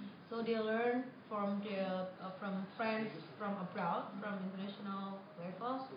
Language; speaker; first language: English; non-native, fluent; Indonesian